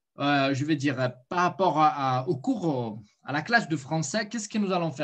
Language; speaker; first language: French; non-native, fluent; Portuguese